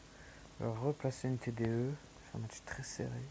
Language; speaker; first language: French; native; French